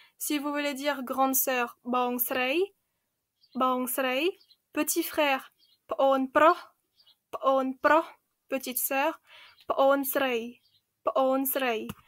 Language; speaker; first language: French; early bilingual, other home language; Khmer